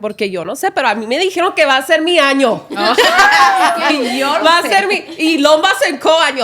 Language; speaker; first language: Spanish; early bilingual, heritage; Spanish